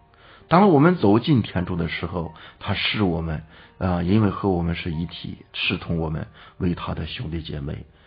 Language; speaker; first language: Chinese; native; Chinese